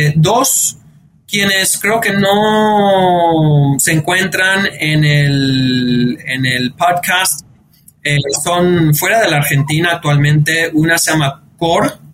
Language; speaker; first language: Spanish; early bilingual, heritage; Spanish